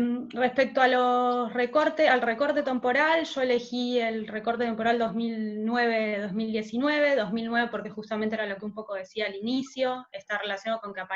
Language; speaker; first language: Spanish; native; Spanish